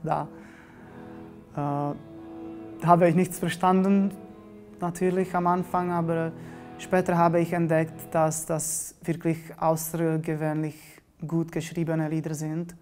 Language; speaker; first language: German; non-native, fluent; Czech